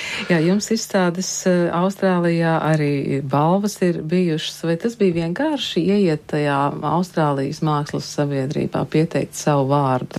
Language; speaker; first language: Latvian; native; Latvian